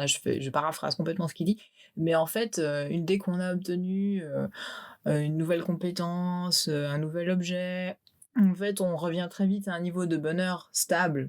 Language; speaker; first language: French; native; French